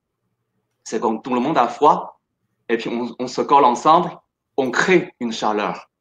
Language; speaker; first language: French; non-native, fluent; Chinese